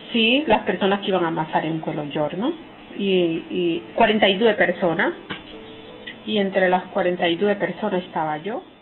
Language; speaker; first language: Spanish; native; Spanish